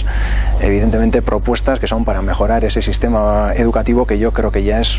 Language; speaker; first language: Spanish; native; Spanish